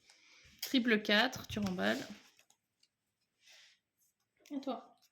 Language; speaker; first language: French; native; French